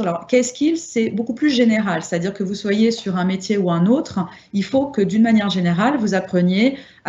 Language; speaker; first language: French; native; French